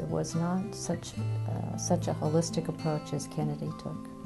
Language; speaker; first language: English; native; English